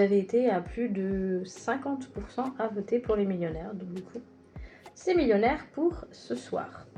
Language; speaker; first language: French; native; French